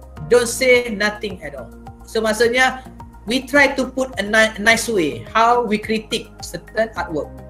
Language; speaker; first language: English; non-native, local second language; Malay